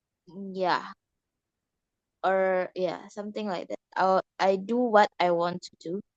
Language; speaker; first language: English; non-native, learner; Indonesian